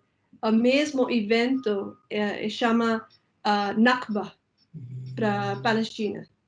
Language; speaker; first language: Portuguese; non-native, fluent; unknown